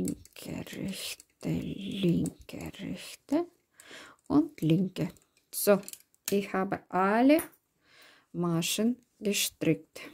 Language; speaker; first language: German; non-native, learner; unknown